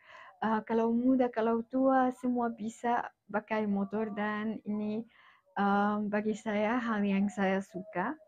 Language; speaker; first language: Indonesian; non-native, fluent; Arabic